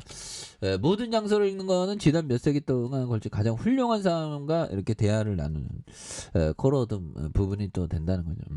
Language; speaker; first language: Korean; native; Korean